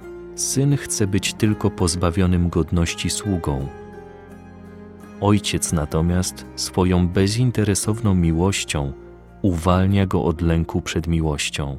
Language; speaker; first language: Polish; native; Polish